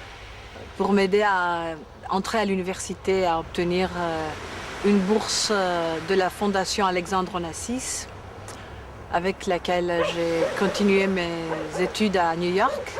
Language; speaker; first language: French; non-native, fluent; Greek